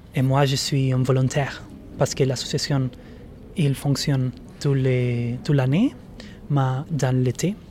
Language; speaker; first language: French; non-native, learner; Spanish